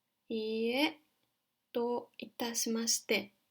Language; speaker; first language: Japanese; non-native, fluent; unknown